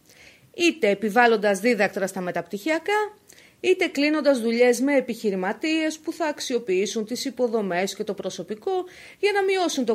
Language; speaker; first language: Greek; native; Greek